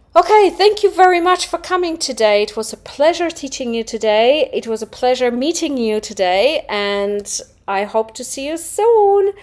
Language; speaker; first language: English; non-native, fluent; Polish